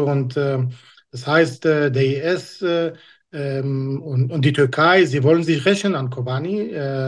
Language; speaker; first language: German; non-native, fluent; Kurdish